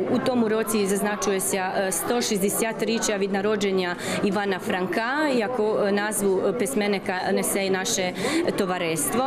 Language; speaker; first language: Ukrainian; early bilingual, heritage; Ukrainian